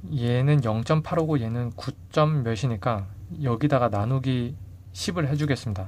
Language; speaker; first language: Korean; native; Korean